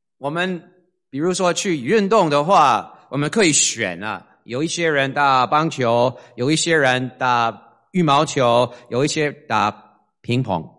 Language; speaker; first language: Chinese; non-native, fluent; English